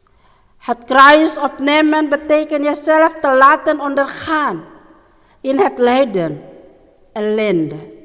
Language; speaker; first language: Dutch; non-native, learner; Indonesian